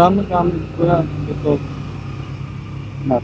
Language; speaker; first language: Filipino; non-native, learner; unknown